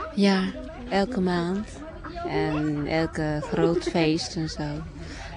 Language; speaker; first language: Dutch; non-native, learner; Vietnamese